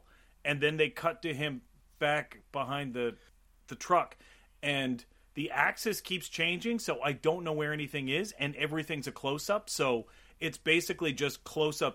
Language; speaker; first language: English; native; English